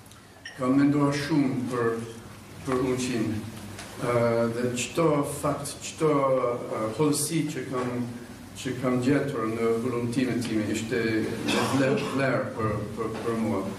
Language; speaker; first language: Albanian; non-native, learner; English